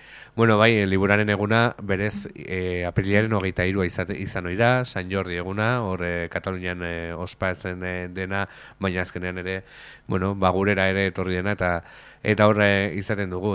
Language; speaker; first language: Basque; native; Basque